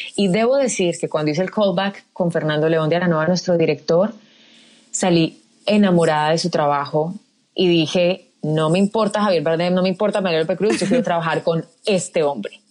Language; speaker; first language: Spanish; native; Spanish